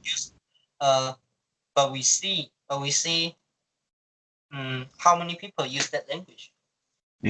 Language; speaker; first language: English; non-native, local second language; Chinese